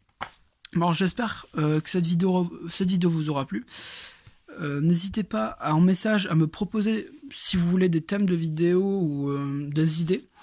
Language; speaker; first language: French; native; French